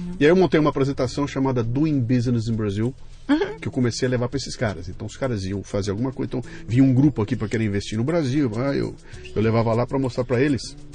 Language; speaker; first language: Portuguese; native; Portuguese